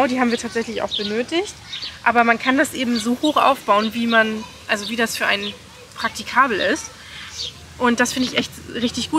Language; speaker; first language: German; native; German